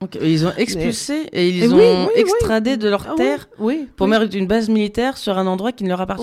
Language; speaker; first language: French; native; French